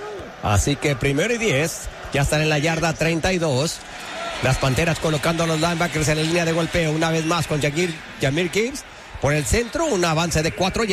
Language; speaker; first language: Spanish; native; Spanish